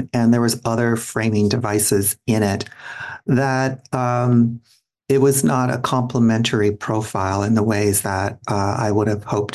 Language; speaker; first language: English; native; English